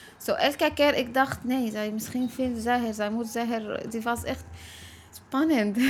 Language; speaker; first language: Dutch; non-native, learner; Arabic